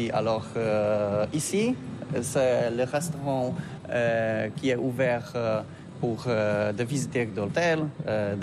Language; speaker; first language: French; non-native, learner; Polish